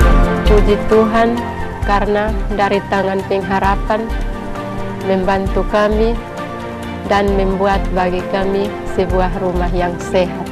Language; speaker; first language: Indonesian; non-native, local second language; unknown